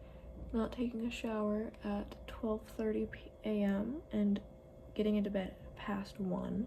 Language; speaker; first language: English; native; English